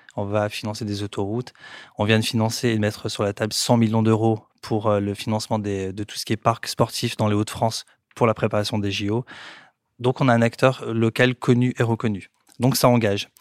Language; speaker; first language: French; native; French